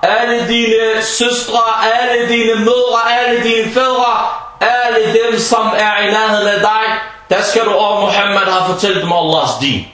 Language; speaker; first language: Danish; early bilingual, other home language; Arabic